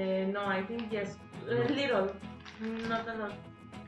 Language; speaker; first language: English; non-native, learner; Spanish